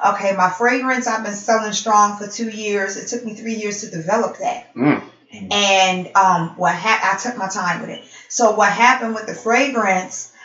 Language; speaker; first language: English; native; English